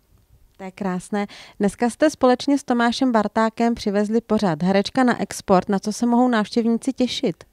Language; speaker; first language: Czech; native; Czech